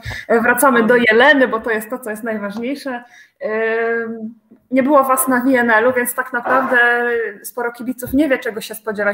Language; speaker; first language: Polish; native; Polish